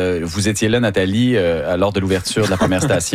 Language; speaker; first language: French; native; French